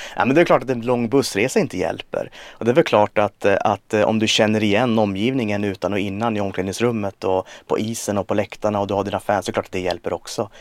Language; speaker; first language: Swedish; native; Swedish